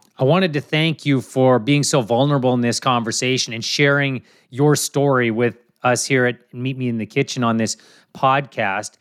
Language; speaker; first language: English; native; English